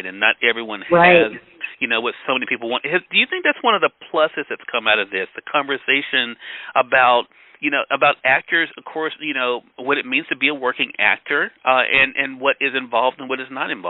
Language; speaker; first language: English; native; English